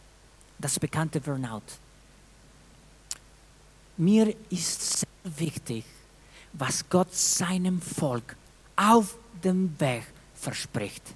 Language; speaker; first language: German; non-native, fluent; Spanish